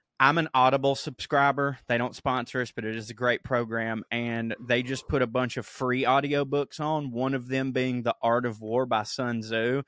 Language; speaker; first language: English; native; English